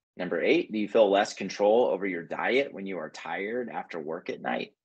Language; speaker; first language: English; native; English